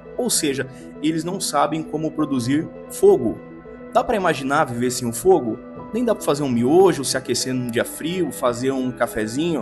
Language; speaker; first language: Portuguese; native; Portuguese